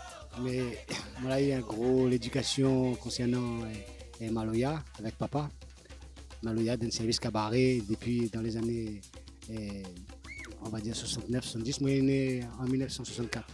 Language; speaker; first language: French; non-native, local second language; Réunion Creole French